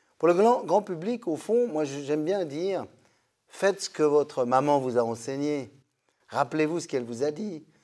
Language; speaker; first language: French; native; French